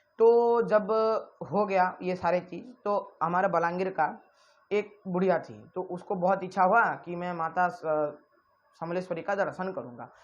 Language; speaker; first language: Hindi; non-native, local second language; Odia